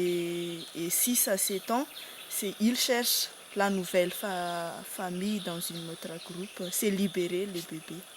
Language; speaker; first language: French; non-native, local second language; Malagasy